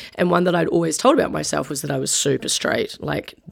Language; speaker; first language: English; native; English